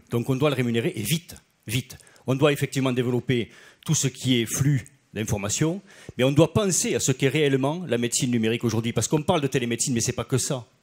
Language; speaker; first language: French; native; French